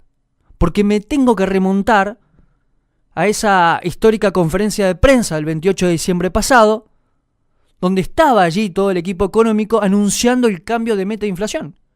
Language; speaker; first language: Spanish; native; Spanish